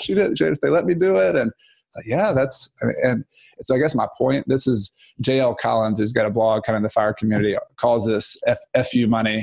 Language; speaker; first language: English; native; English